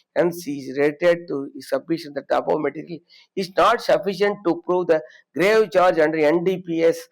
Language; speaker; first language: English; non-native, local second language; Tamil